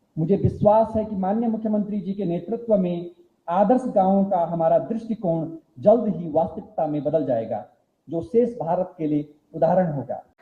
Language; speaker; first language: Hindi; native; Hindi